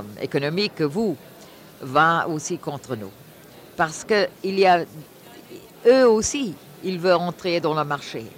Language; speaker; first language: French; non-native, fluent; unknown